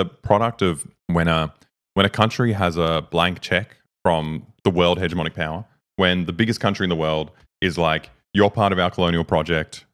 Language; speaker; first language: English; native; English